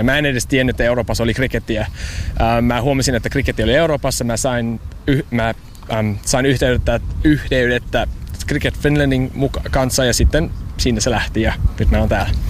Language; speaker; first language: Finnish; non-native, learner; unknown